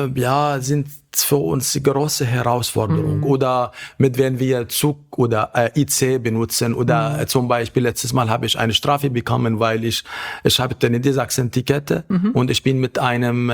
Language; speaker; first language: German; non-native, fluent; Arabic